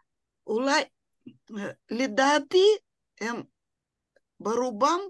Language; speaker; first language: Hebrew; non-native, fluent; Russian